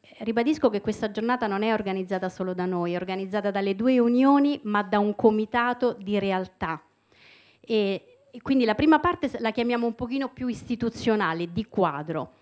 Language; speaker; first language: Italian; native; Italian